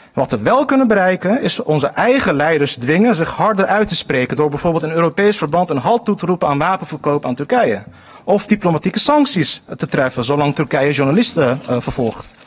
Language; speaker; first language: Dutch; early bilingual, other home language; Turkish